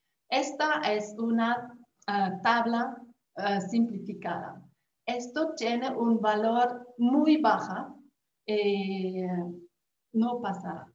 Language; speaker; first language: Spanish; non-native, fluent; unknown